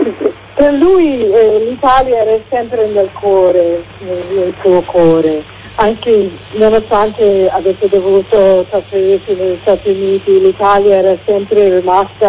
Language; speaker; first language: Italian; early bilingual, heritage; English